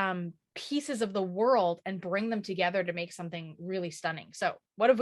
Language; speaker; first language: English; native; English